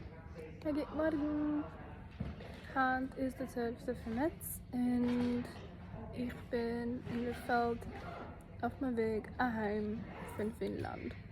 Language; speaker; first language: German; non-native, learner; English